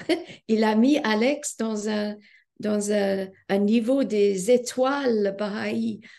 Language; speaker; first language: French; non-native, fluent; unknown